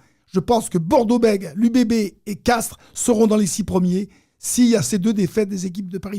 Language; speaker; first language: French; native; French